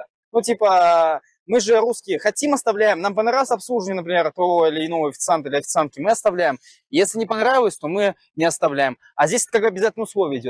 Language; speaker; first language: Russian; native; Russian